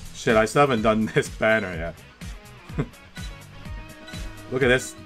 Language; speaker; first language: English; non-native, local second language; Cantonese